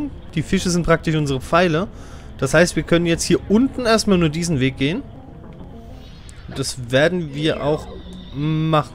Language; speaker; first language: German; native; German